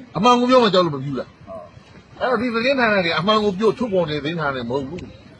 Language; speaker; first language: Burmese; native; Burmese